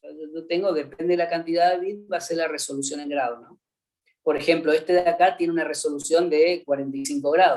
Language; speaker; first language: Spanish; native; Spanish